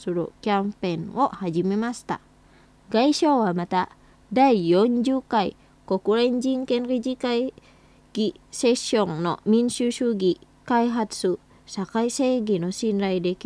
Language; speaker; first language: Japanese; non-native, fluent; Indonesian